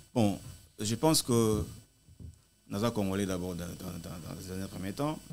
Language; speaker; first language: French; non-native, local second language; Lingala